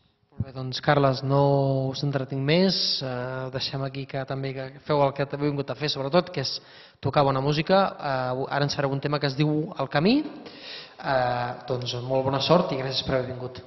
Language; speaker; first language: Catalan; native; Catalan